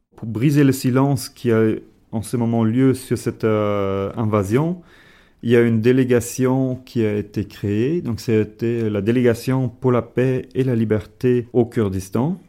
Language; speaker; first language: French; non-native, fluent; German